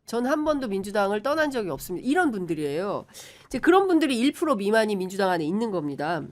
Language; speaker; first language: Korean; native; Korean